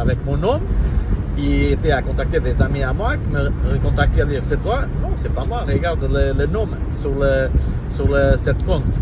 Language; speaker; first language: French; non-native, fluent; Portuguese